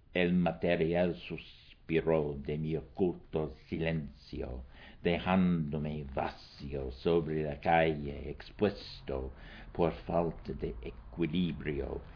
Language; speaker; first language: Spanish; non-native, fluent; English